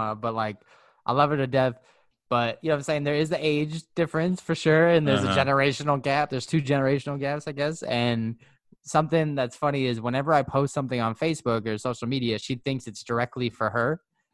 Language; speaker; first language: English; native; English